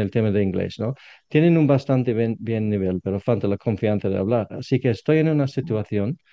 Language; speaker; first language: Spanish; non-native, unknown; English